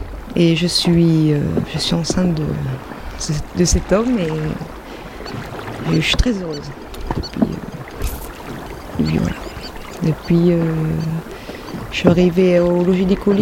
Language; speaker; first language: French; native; French